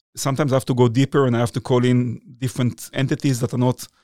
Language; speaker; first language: English; non-native, fluent; Hebrew